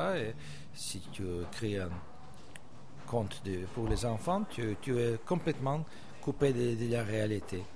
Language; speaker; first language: French; non-native, fluent; Russian